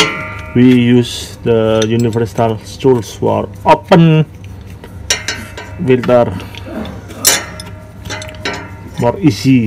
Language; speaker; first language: English; non-native, learner; Indonesian